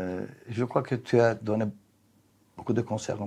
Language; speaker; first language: French; non-native, learner; Turkish